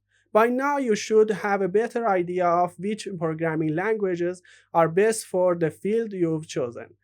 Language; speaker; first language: English; non-native, fluent; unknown